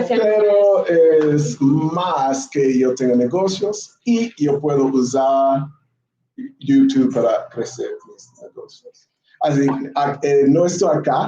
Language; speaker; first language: Spanish; non-native, learner; English